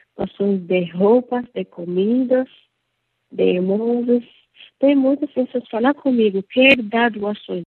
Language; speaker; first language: Portuguese; non-native, learner; Arabic